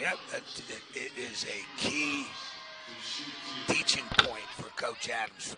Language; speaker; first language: English; native; English